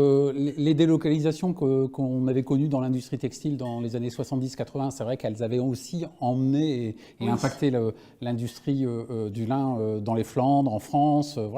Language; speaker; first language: French; native; French